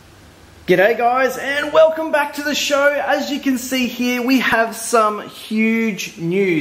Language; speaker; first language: English; native; English